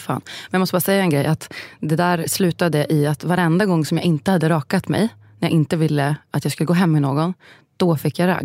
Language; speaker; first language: Swedish; native; Swedish